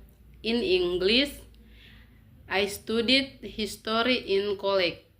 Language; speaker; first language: English; non-native, learner; Indonesian